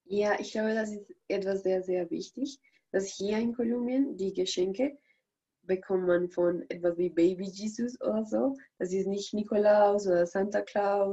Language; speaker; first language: German; non-native, learner; Spanish